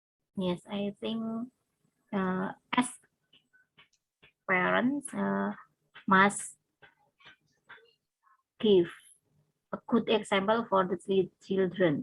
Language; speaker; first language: English; non-native, learner; Indonesian